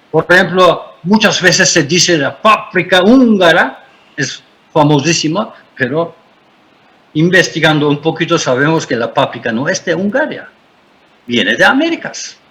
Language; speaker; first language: Spanish; non-native, fluent; Turkish